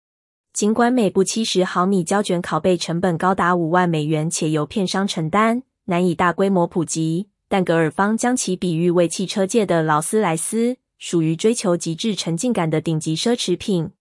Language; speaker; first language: Chinese; native; Chinese